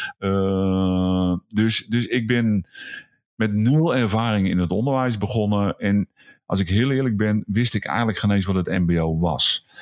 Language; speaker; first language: Dutch; native; Dutch